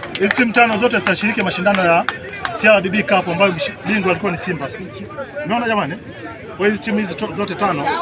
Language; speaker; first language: Swahili; native; Swahili